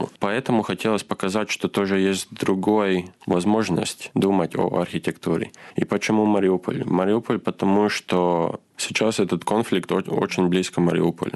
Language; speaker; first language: Russian; non-native, fluent; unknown